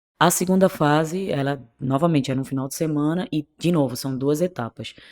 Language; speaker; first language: Portuguese; non-native, local second language; Kabuverdianu